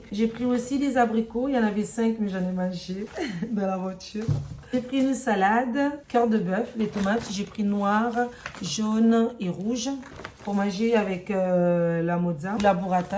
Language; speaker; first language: French; native; French